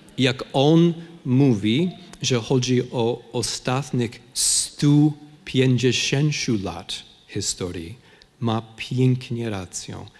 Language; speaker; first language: Polish; non-native, fluent; English